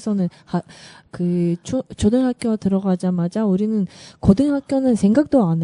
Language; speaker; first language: Korean; non-native, learner; Russian